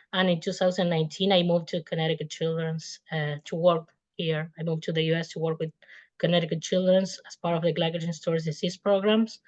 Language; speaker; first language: English; non-native, fluent; Spanish